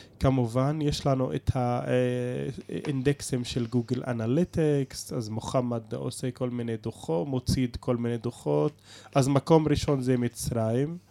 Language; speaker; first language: Hebrew; non-native, local second language; Arabic